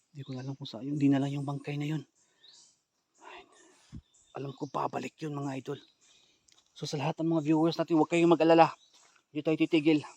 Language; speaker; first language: Filipino; non-native, local second language; Cebuano